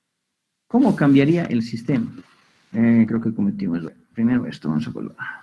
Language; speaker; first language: Spanish; native; Spanish